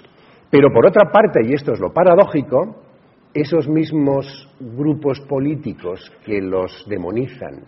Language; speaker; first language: Spanish; native; Spanish